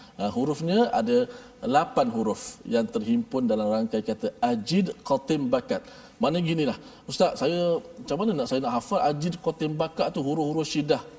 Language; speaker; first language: Malay; native; Malay